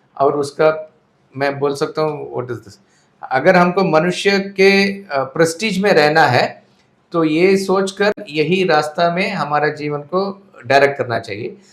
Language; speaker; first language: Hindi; non-native, local second language; Tamil